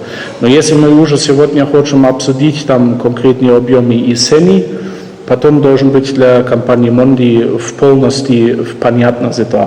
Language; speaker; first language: Russian; non-native, fluent; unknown